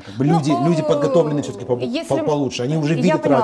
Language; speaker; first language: Russian; native; Russian